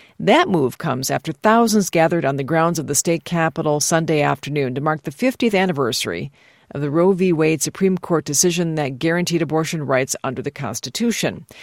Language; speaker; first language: English; native; English